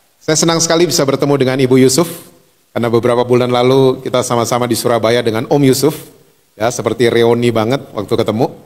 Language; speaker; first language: Indonesian; native; Indonesian